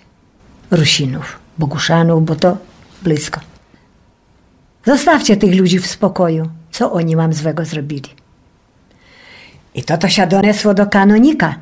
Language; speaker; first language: Polish; non-native, local second language; Rusyn